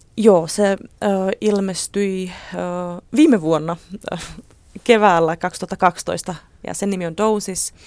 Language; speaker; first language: Finnish; non-native, fluent; Czech